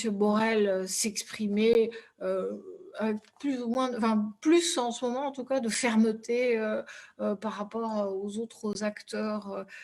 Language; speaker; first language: French; native; French